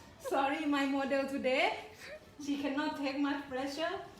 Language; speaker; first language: English; non-native, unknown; Thai